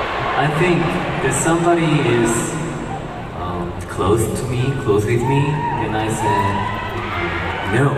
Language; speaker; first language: English; non-native, learner; Korean